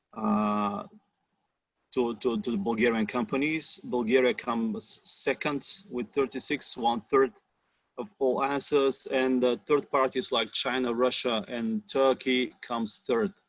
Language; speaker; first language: English; non-native, fluent; Bulgarian